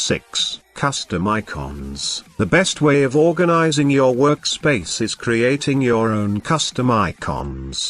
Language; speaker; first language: English; non-native, fluent; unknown